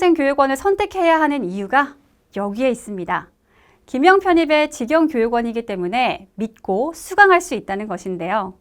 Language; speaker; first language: Korean; native; Korean